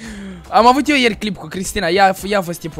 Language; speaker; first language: Romanian; native; Romanian